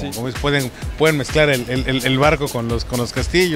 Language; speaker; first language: Spanish; native; Spanish